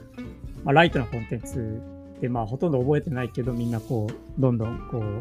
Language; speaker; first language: Japanese; native; Japanese